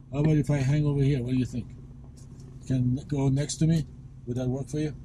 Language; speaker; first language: English; native; English